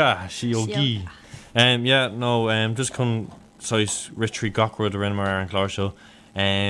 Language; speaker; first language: Irish; non-native, local second language; English